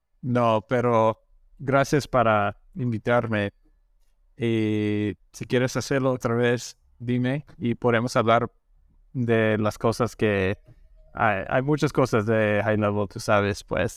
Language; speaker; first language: Spanish; non-native, learner; English